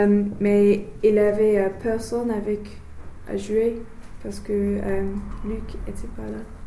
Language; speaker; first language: French; non-native, learner; English